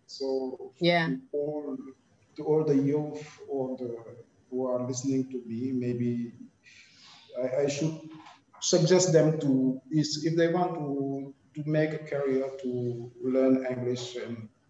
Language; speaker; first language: English; non-native, fluent; Wolof